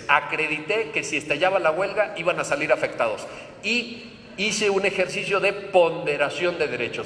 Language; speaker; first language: Spanish; native; Spanish